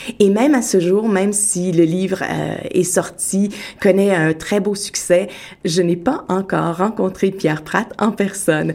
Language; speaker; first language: French; native; French